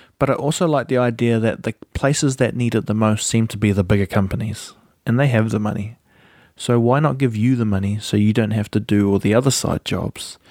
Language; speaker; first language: English; native; English